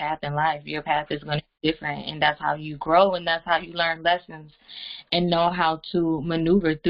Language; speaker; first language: English; native; English